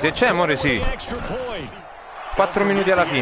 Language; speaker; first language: Italian; native; Italian